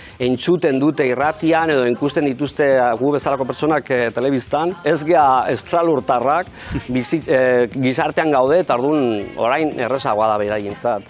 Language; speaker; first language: Basque; native; Basque